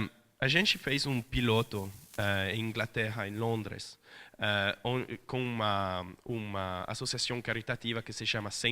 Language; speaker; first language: Portuguese; non-native, fluent; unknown